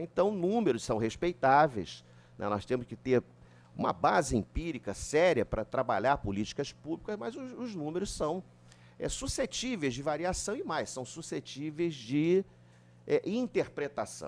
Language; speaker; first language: Portuguese; native; Portuguese